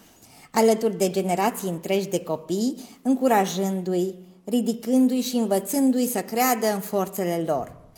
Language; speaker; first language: Romanian; native; Romanian